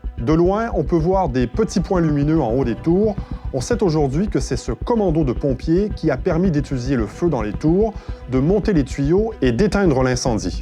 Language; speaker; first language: French; native; French